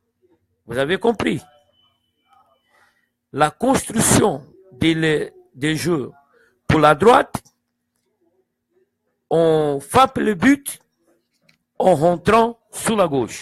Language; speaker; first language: French; non-native, fluent; Portuguese